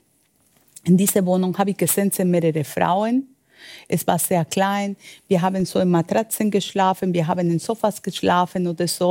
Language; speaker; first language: German; non-native, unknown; Spanish